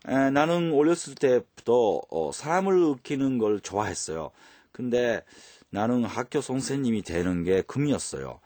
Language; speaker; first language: Korean; non-native, fluent; Japanese